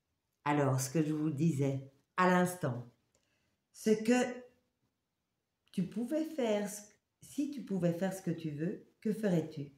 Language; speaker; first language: French; native; French